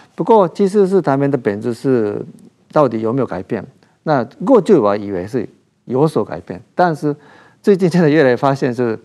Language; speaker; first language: Chinese; non-native, fluent; Japanese